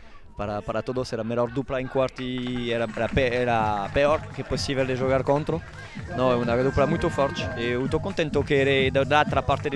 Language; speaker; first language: Portuguese; non-native, learner; Italian